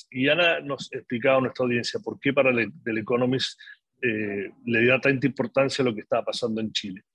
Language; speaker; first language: Spanish; native; Spanish